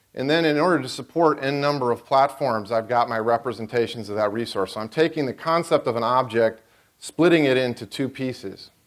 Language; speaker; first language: English; native; English